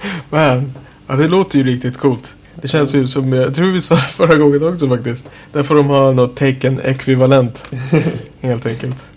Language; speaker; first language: Swedish; native; Swedish